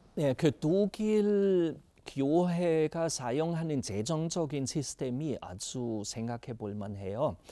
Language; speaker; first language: Korean; non-native, fluent; German